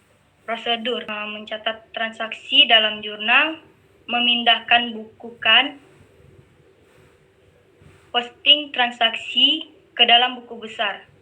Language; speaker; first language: Indonesian; native; Indonesian